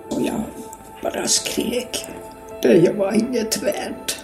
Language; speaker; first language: Swedish; non-native, fluent; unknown